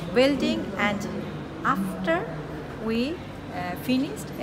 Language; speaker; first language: English; non-native, learner; Bangla